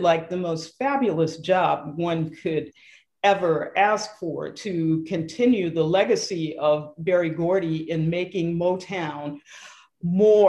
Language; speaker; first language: English; native; English